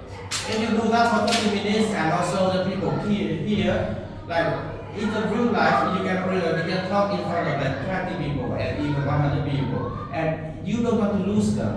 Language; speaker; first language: English; non-native, learner; Vietnamese